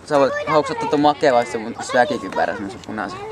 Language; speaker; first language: Finnish; native; Finnish